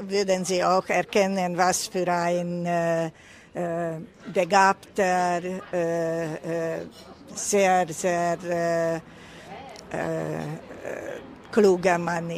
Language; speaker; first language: German; non-native, fluent; Hungarian